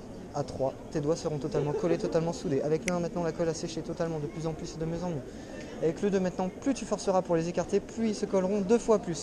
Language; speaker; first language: French; native; French